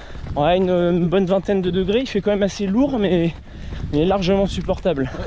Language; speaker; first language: French; native; French